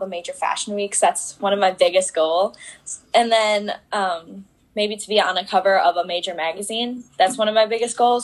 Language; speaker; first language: English; native; English